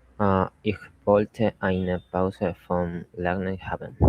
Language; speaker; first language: German; non-native, learner; Spanish